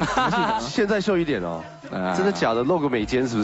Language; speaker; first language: Chinese; native; Chinese